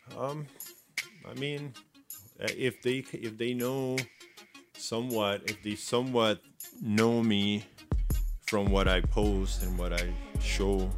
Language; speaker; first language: English; early bilingual, other home language; Spanish